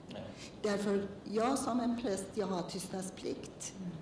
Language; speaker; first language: Swedish; non-native, learner; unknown